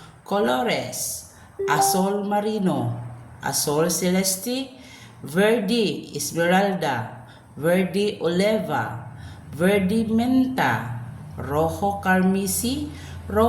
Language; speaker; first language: Spanish; non-native, learner; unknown